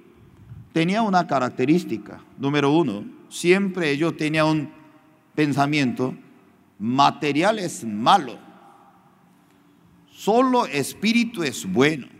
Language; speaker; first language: Spanish; non-native, fluent; Korean